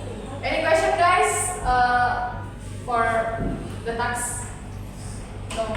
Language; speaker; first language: English; non-native, learner; Indonesian